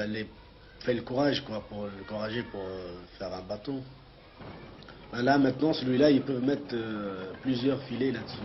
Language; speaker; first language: French; non-native, learner; Arabic